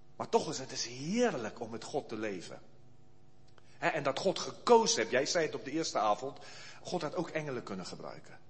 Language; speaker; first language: Dutch; non-native, fluent; Afrikaans